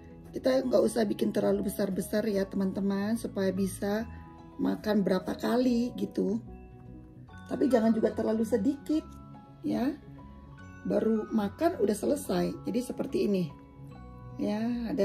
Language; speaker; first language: Indonesian; native; Indonesian